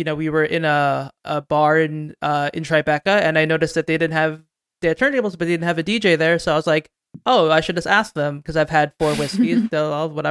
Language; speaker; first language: English; native; English